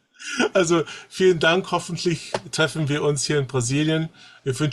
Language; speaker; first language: German; early bilingual, heritage; German